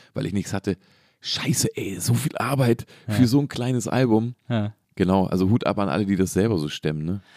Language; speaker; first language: German; native; German